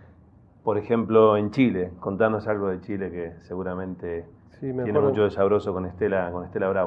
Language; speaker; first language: Spanish; native; Spanish